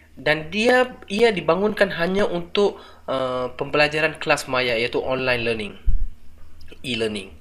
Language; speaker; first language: Malay; non-native, local second language; Tamil